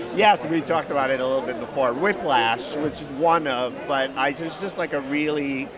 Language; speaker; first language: English; non-native, fluent; French